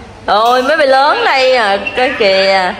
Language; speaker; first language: Vietnamese; native; Vietnamese